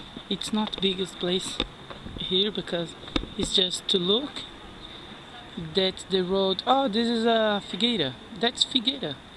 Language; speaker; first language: English; non-native, learner; Portuguese